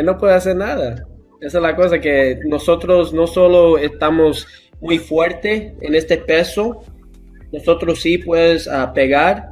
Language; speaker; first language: Spanish; early bilingual, heritage; English